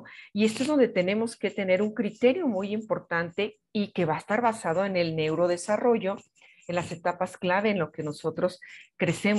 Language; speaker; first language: Spanish; native; Spanish